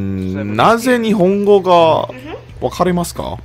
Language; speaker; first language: Japanese; non-native, learner; English